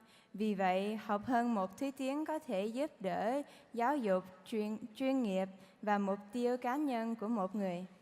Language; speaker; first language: Vietnamese; early bilingual, heritage; Vietnamese